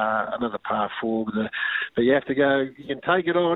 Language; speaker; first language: English; native; English